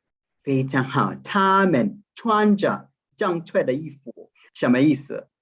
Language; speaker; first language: Chinese; non-native, fluent; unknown